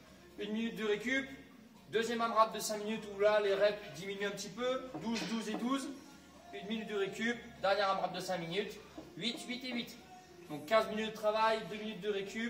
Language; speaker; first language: French; native; French